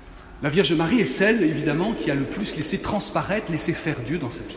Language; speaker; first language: French; native; French